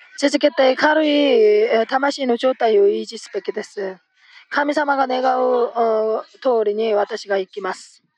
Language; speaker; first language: Japanese; non-native, fluent; Korean